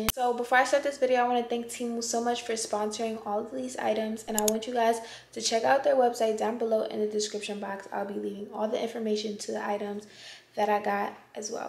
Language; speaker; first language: English; native; English